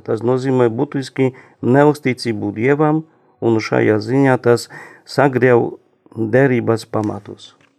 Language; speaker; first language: Latvian; non-native, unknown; Polish